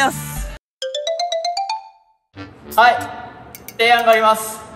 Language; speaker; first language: Japanese; native; Japanese